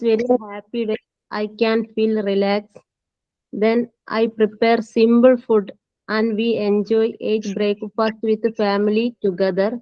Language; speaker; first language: English; non-native, learner; Malayalam